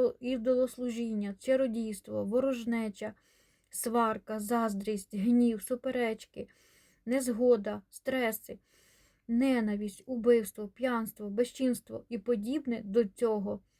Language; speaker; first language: Ukrainian; non-native, local second language; Russian